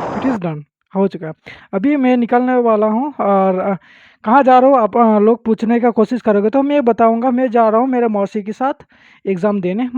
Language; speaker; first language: Hindi; non-native, local second language; Bangla